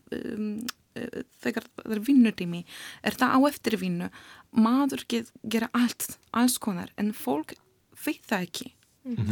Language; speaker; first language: Icelandic; non-native, learner; Polish